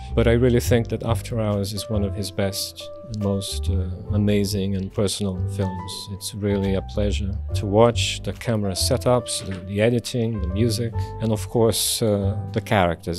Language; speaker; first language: English; non-native, fluent; Portuguese